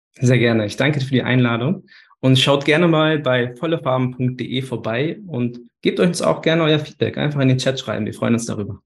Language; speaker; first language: German; early bilingual, other home language; Turkish